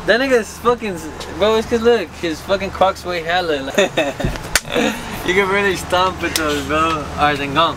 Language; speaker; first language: English; early bilingual, other home language; Spanish